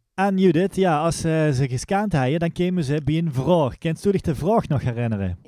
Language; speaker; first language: Dutch; non-native, local second language; Limburgish